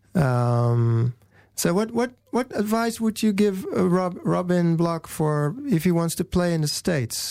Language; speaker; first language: English; non-native, fluent; Dutch